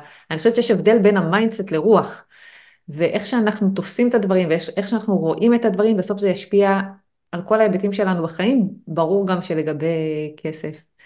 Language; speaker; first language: Hebrew; native; Hebrew